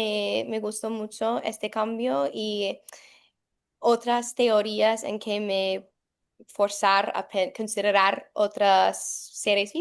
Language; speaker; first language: Spanish; non-native, fluent; English